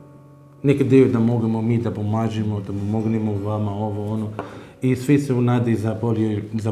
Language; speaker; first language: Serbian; non-native, learner; Arabic